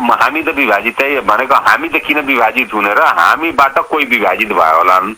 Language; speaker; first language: Nepali; non-native, local second language; Awadhi